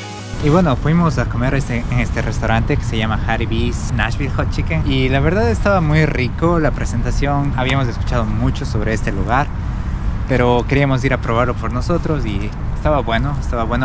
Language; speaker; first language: Spanish; native; Spanish